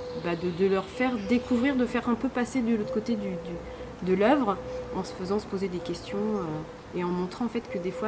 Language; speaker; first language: French; native; French